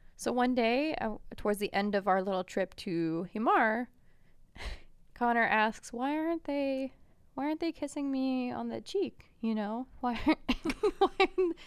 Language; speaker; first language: English; early bilingual, other home language; Albanian